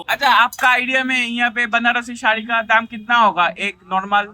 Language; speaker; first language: Hindi; non-native, local second language; Bangla